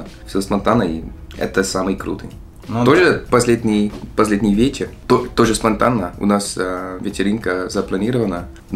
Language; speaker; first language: Russian; non-native, learner; Dutch